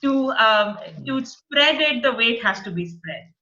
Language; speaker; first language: English; non-native, local second language; Punjabi